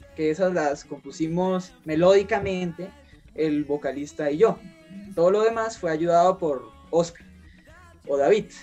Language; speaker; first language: Spanish; native; Spanish